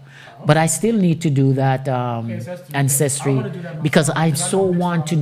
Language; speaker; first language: English; non-native, local second language; Jamaican Creole English